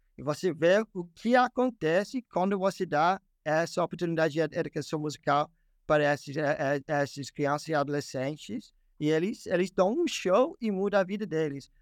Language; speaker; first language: Portuguese; non-native, fluent; English